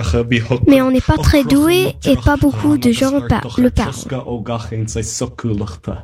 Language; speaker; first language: French; non-native, learner; English